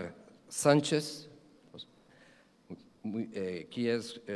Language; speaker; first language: Spanish; non-native, fluent; Portuguese